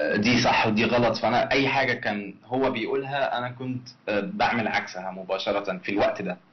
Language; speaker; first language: Arabic; native; Arabic